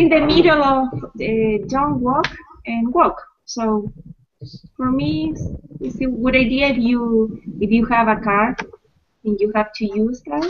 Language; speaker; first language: English; non-native, learner; Spanish